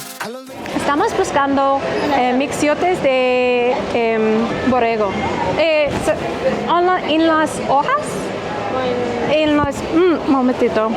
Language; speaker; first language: Spanish; non-native, learner; English